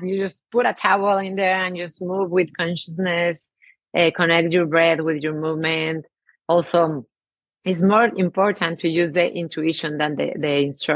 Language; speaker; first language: English; non-native, fluent; Spanish